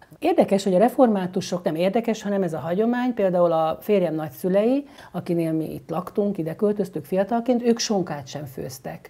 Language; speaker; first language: Hungarian; native; Hungarian